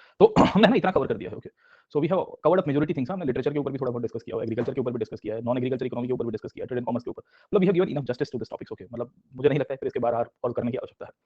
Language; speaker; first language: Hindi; non-native, local second language; Gujarati